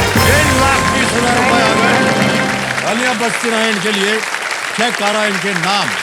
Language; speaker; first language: Hindi; native; Hindi